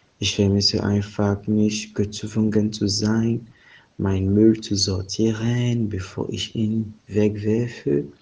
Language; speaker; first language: German; non-native, fluent; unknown